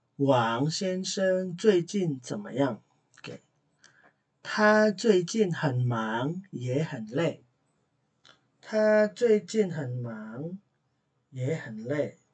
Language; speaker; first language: Chinese; non-native, fluent; Indonesian